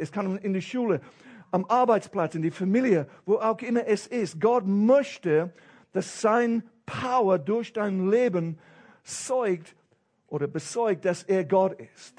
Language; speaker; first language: German; non-native, fluent; English